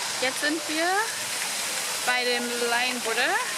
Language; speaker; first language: German; native; German